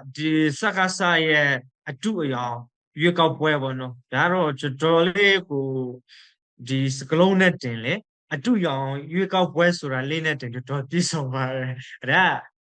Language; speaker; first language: Burmese; non-native, local second language; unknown